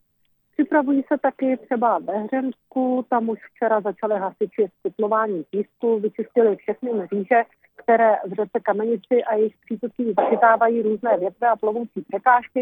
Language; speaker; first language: Czech; native; Czech